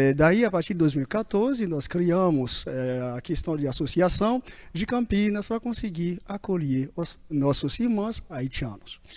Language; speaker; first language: Portuguese; non-native, fluent; Haitian Creole